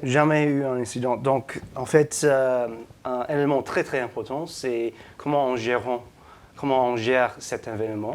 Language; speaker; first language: French; non-native, fluent; English